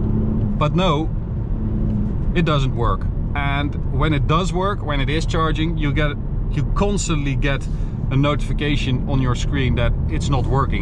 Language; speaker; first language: English; non-native, fluent; Dutch